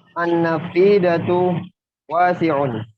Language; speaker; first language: Arabic; non-native, learner; Indonesian